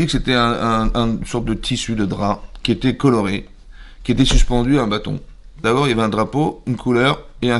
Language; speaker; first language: French; native; French